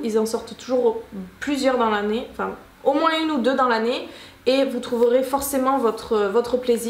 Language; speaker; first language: French; native; French